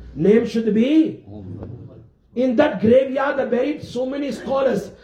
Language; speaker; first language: English; non-native, local second language; Urdu